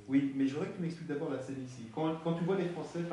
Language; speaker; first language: French; native; French